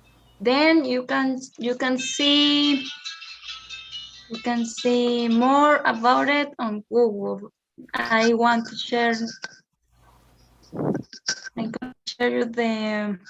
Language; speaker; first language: English; non-native, learner; Spanish